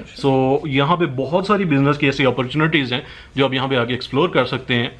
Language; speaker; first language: Urdu; non-native, local second language; Northern Hindko